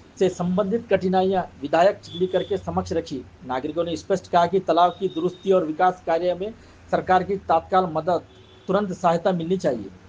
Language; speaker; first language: Hindi; non-native, local second language; Marathi